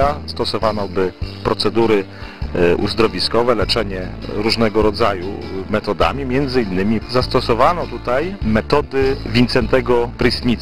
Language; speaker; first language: Polish; native; Polish